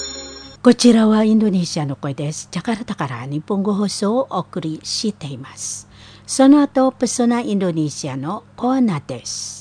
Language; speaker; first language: Japanese; non-native, fluent; Indonesian